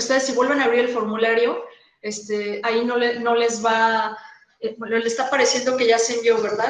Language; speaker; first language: Spanish; native; Spanish